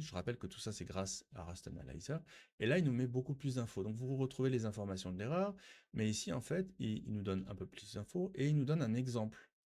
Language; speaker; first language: French; native; French